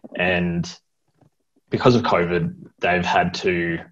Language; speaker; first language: English; native; English